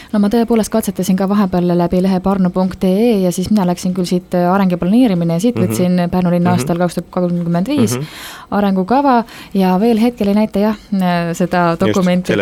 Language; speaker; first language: Estonian; native; Estonian